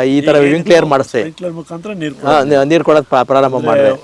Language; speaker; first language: Kannada; native; Kannada